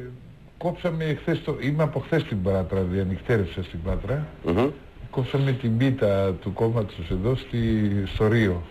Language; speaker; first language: Greek; native; Greek